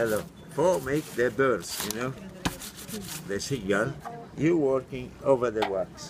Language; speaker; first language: English; non-native, learner; Italian